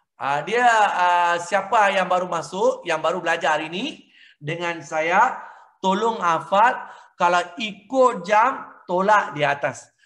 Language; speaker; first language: Malay; native; Malay